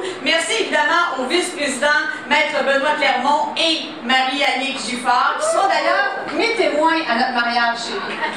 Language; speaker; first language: French; native; French